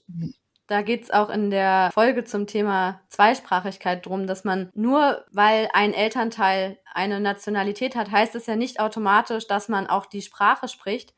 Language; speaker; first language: German; native; German